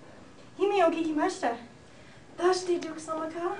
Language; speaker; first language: Japanese; non-native, learner; English